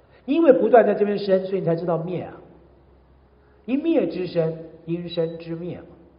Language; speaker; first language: Chinese; native; Chinese